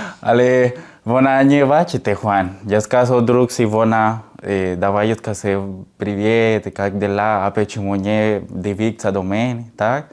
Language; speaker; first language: Ukrainian; non-native, learner; Spanish